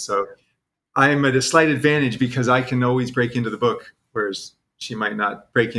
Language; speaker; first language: English; native; English